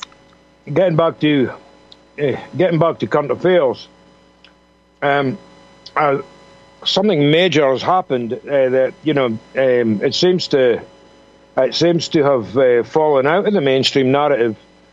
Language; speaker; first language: English; native; English